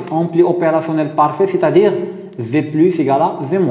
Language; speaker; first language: French; non-native, local second language; Arabic